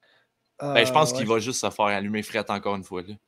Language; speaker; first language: French; native; French